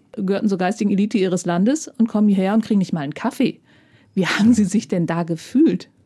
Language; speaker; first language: German; native; German